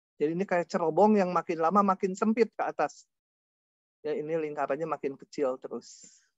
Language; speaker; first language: Indonesian; non-native, local second language; Sundanese